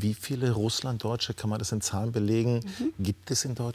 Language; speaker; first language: German; native; German